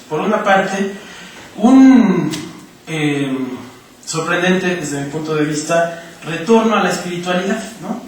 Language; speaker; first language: Spanish; native; Spanish